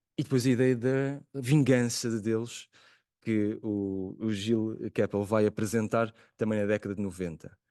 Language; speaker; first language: Portuguese; native; Portuguese